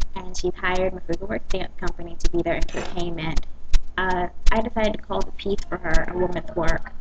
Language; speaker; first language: English; native; English